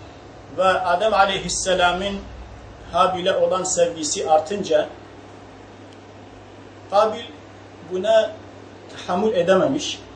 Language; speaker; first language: Turkish; native; Turkish